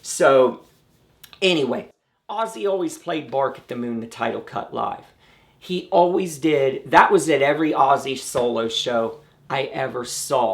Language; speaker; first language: English; native; English